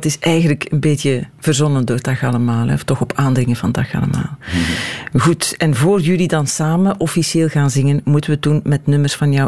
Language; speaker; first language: Dutch; native; Dutch